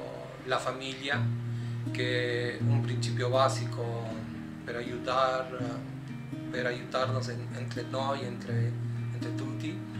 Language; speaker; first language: Italian; non-native, learner; Spanish